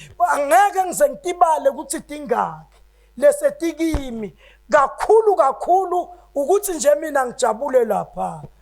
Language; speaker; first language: Zulu; non-native, local second language; Swati